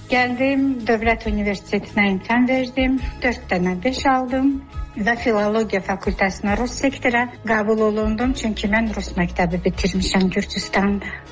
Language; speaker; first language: Azerbaijani; non-native, fluent; Georgian